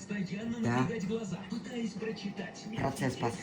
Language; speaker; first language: Russian; non-native, local second language; Uzbek